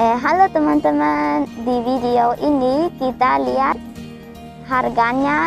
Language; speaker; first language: Indonesian; early bilingual, heritage; German